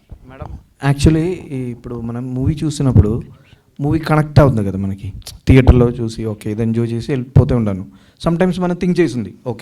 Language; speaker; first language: Telugu; non-native, local second language; Malayalam